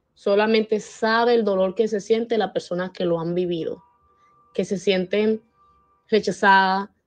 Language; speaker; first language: Spanish; native; Spanish